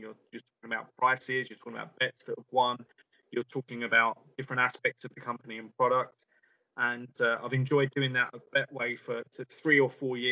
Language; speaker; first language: English; native; English